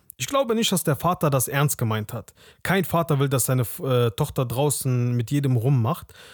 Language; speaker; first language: German; early bilingual, other home language; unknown